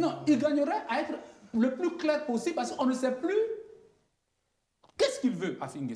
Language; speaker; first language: French; native; French